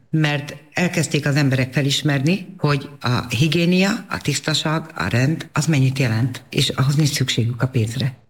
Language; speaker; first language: Hungarian; native; Hungarian